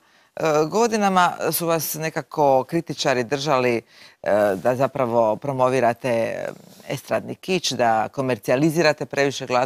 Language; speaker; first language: Croatian; native; Croatian